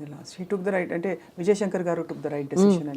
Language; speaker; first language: Telugu; native; Telugu